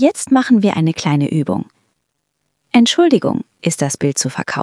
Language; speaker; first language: German; non-native, fluent; Turkish